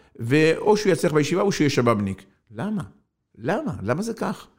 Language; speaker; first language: Hebrew; non-native, fluent; Arabic